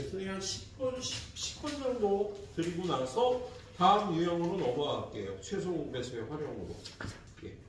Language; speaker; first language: Korean; native; Korean